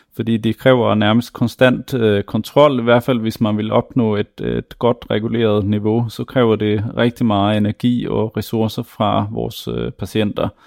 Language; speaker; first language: Danish; native; Danish